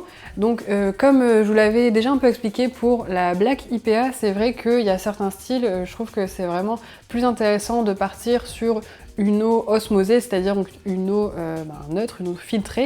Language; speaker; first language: French; native; French